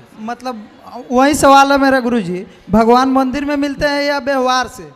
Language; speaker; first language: Hindi; native; Hindi